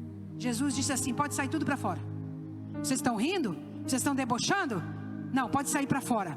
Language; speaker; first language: Portuguese; native; Portuguese